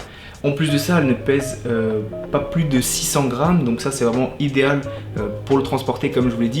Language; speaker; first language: French; native; French